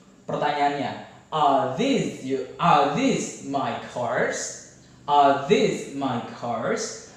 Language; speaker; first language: English; non-native, fluent; Indonesian